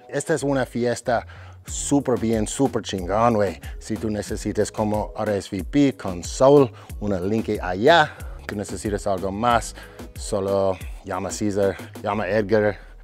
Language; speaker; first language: Spanish; non-native, learner; English